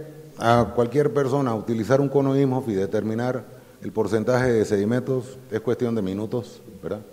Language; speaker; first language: Spanish; native; Spanish